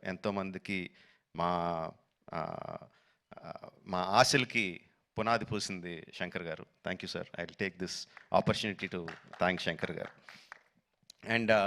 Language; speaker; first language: Telugu; native; Telugu